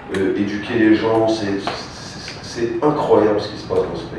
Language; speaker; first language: French; native; French